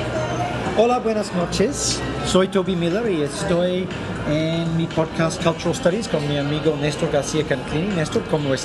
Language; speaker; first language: Spanish; non-native, fluent; English